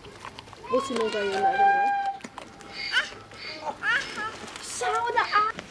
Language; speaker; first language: German; non-native, learner; Portuguese